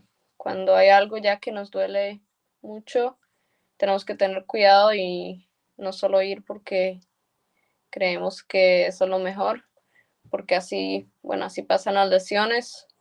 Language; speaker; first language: Spanish; early bilingual, heritage; Spanish